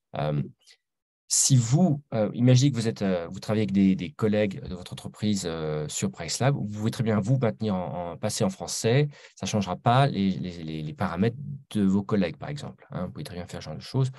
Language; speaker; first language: French; native; French